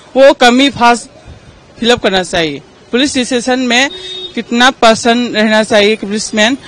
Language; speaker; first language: Hindi; non-native, local second language; Manipuri